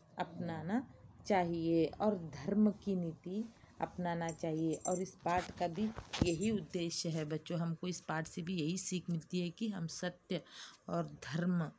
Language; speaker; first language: Hindi; non-native, local second language; Kannada